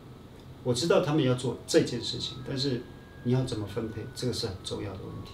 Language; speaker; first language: Chinese; native; Chinese